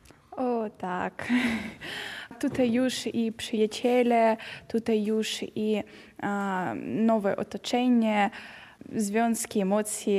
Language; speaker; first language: Polish; non-native, learner; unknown